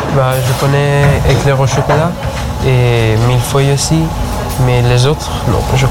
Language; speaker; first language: French; non-native, learner; Persian